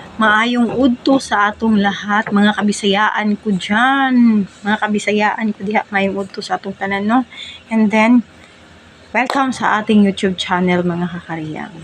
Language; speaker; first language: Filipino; non-native, local second language; Cebuano